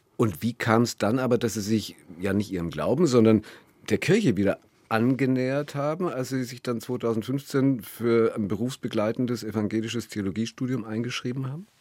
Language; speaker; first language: German; native; German